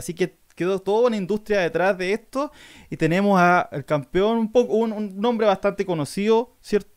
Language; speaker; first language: Spanish; native; Spanish